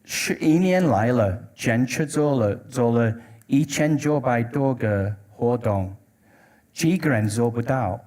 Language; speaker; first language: Chinese; non-native, learner; English